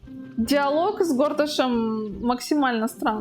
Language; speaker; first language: Russian; native; Russian